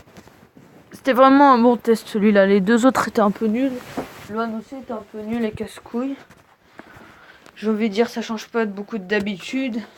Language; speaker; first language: French; native; French